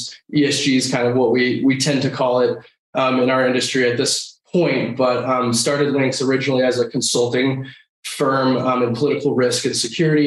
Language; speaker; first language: English; native; English